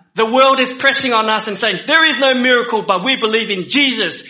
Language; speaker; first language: English; early bilingual, other home language; Vietnamese